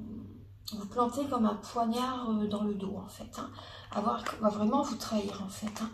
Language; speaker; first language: French; native; French